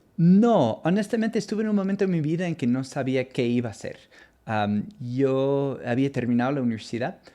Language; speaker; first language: Spanish; non-native, fluent; English